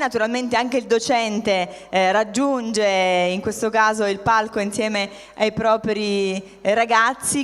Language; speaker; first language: Italian; native; Italian